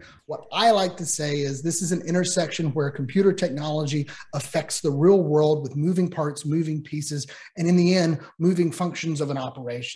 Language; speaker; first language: English; native; English